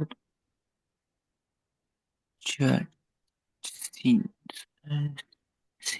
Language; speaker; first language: English; non-native, learner; Chinese